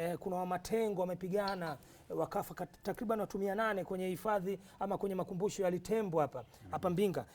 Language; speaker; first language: Swahili; native; Swahili